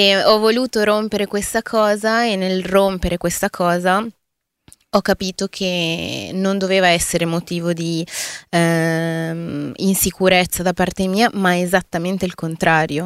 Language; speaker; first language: Italian; early bilingual, other home language; Spanish